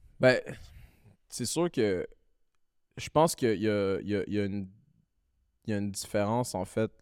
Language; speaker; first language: French; early bilingual, other home language; Malagasy